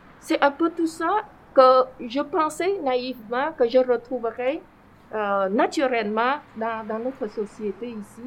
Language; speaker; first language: French; non-native, fluent; Vietnamese